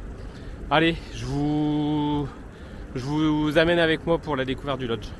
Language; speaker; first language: French; native; French